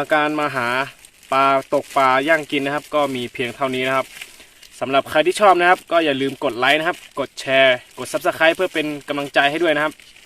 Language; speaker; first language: Thai; native; Thai